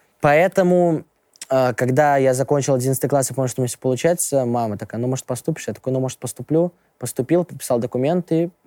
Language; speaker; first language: Russian; native; Russian